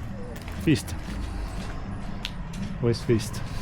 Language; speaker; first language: English; non-native, learner; French